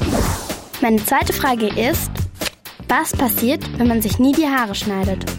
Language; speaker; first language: German; native; German